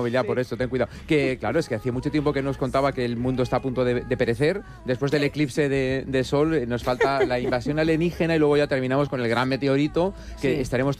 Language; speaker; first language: Spanish; native; Spanish